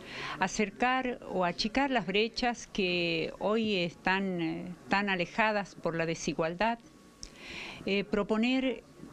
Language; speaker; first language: Spanish; native; Spanish